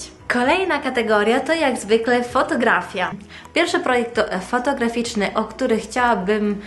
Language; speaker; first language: Polish; non-native, fluent; Italian